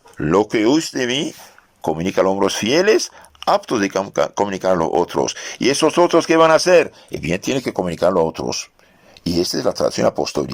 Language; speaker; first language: Spanish; non-native, fluent; French